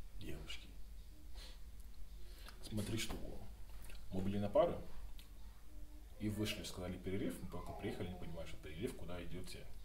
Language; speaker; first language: Russian; non-native, learner; Yoruba